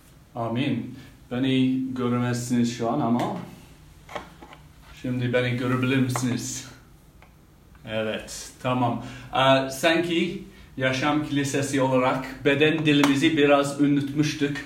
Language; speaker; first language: Turkish; non-native, fluent; English